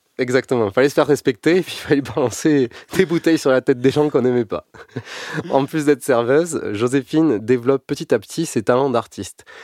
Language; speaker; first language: French; native; French